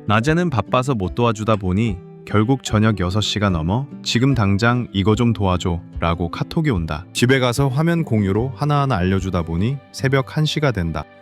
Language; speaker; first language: Korean; native; Korean